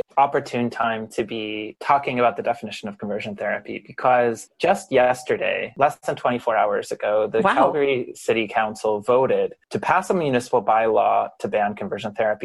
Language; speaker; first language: English; native; English